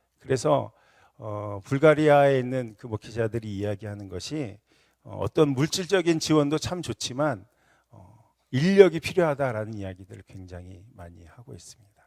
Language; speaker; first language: Korean; native; Korean